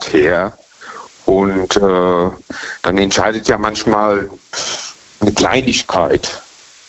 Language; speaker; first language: German; native; German